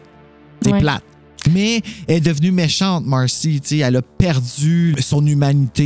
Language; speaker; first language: French; native; French